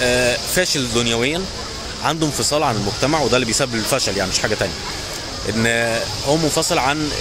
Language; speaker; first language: Arabic; native; Arabic